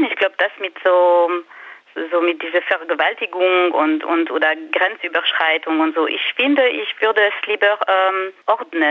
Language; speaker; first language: German; non-native, fluent; French